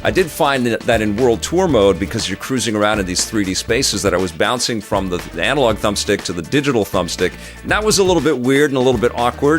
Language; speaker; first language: English; native; English